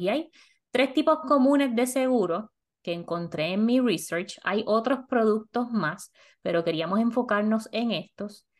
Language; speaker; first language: Spanish; native; Spanish